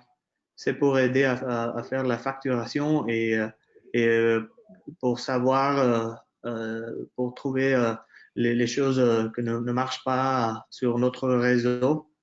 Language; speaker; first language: French; non-native, fluent; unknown